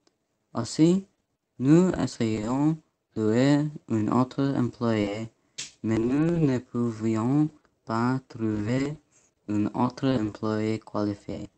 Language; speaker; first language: French; non-native, learner; English